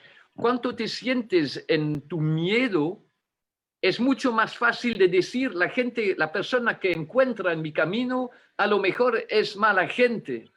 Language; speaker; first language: Spanish; non-native, fluent; French